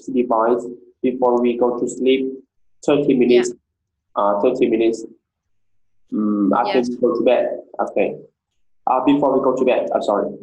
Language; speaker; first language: English; non-native, learner; Vietnamese